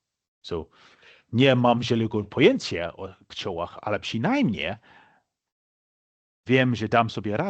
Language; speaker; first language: Polish; non-native, fluent; English